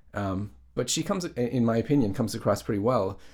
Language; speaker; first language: English; native; English